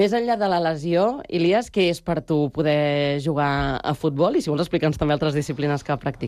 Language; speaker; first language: Catalan; native; Catalan